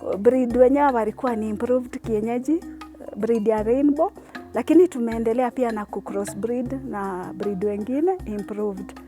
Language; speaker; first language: Swahili; non-native, local second language; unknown